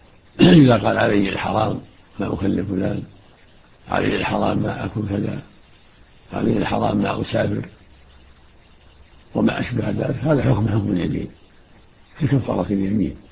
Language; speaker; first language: Arabic; native; Arabic